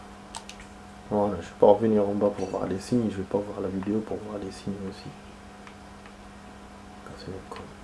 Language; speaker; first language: French; native; French